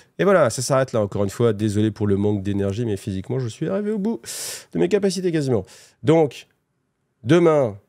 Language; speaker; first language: French; native; French